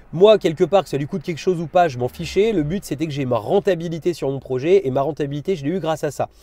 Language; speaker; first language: French; native; French